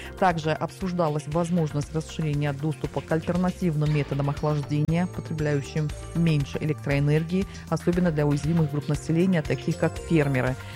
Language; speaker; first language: Russian; non-native, local second language; Tajik